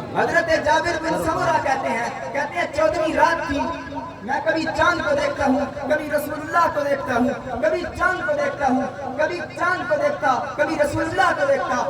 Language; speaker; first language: Urdu; non-native, local second language; Punjabi